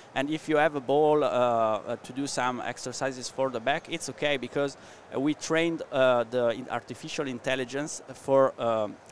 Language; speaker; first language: English; non-native, learner; Italian